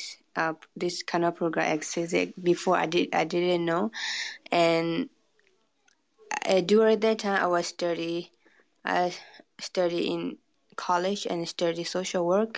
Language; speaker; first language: English; non-native, fluent; Burmese